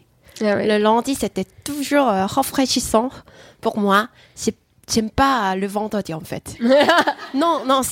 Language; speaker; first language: French; non-native, fluent; Korean